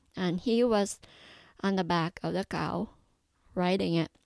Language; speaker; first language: English; non-native, local second language; Cebuano